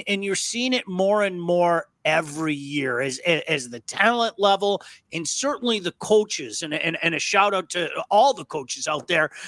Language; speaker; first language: English; native; English